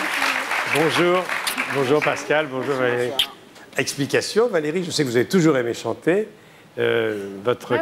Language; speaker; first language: French; native; French